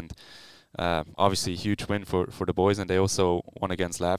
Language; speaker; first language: English; non-native, fluent; Swiss German